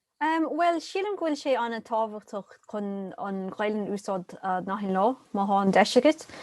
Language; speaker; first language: Irish; non-native, local second language; English